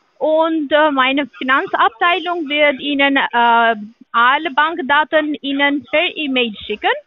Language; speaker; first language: German; non-native, learner; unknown